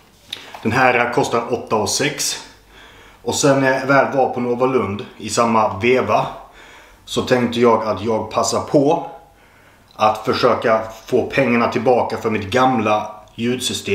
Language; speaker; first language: Swedish; native; Swedish